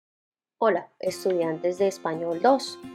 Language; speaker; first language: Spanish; non-native, fluent; English